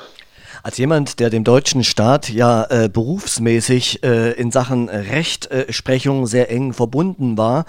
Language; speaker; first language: German; native; German